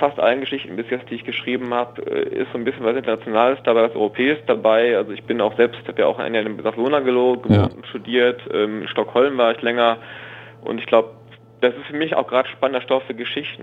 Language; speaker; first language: German; native; German